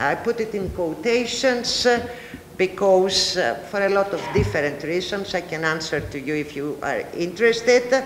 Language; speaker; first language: English; non-native, fluent; Greek